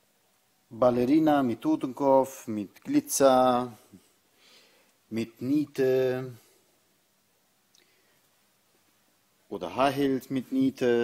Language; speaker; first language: German; non-native, learner; Italian